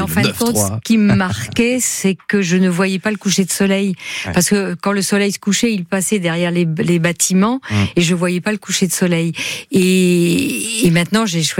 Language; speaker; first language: French; native; French